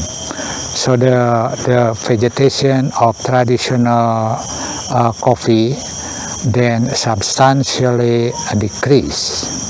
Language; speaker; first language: English; non-native, learner; Indonesian